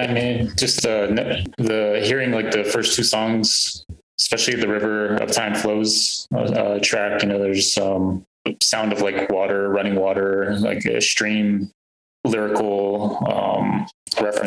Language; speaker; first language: English; native; English